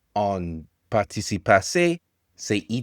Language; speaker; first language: French; non-native, learner; English